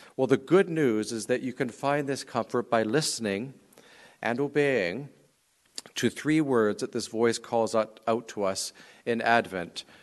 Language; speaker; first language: English; native; English